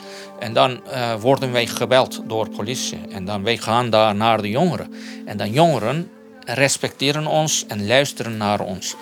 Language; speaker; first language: Dutch; non-native, fluent; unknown